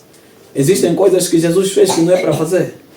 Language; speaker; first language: Portuguese; native; Portuguese